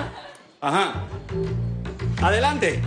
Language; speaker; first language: Spanish; native; Spanish